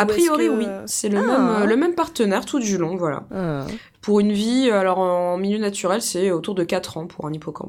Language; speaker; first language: French; native; French